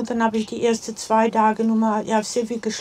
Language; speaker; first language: German; non-native, learner; Dutch